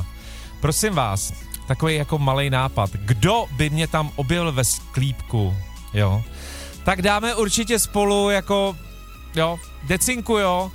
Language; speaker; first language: Czech; native; Czech